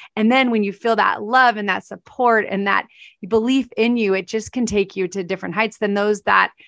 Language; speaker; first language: English; native; English